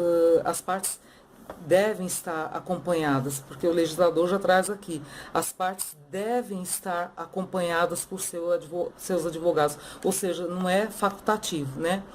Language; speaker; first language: Portuguese; native; Portuguese